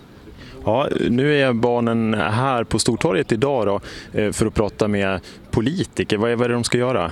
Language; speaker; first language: Swedish; native; Swedish